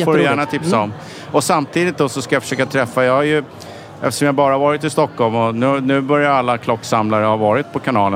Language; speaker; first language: Swedish; native; Swedish